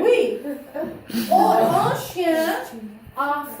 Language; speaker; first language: French; non-native, fluent; English